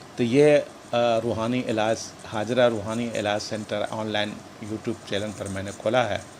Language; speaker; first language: Urdu; native; Urdu